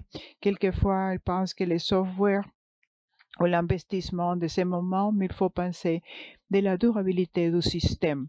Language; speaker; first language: French; non-native, fluent; English